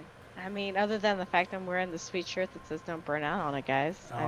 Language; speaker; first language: English; native; English